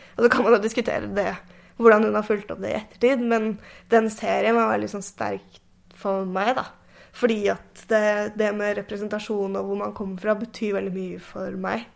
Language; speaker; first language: Norwegian; native; Norwegian